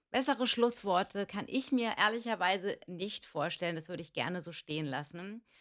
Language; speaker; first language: German; early bilingual, other home language; Greek